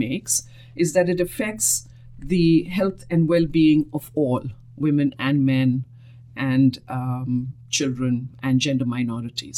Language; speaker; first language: English; non-native, local second language; Hindi